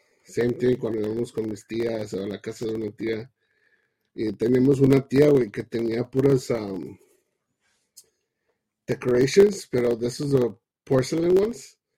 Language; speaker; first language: Spanish; early bilingual, heritage; Spanish